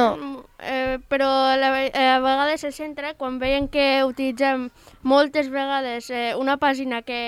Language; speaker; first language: Catalan; non-native, local second language; Spanish